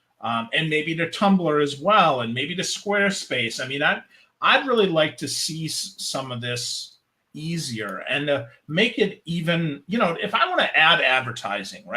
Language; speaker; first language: English; native; English